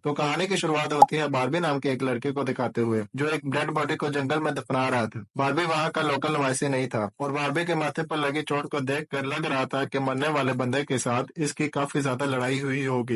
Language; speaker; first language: Hindi; native; Hindi